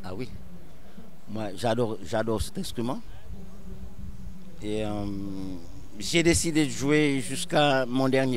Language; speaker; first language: French; non-native, local second language; Haitian Creole